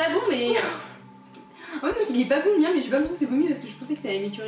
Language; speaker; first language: French; native; French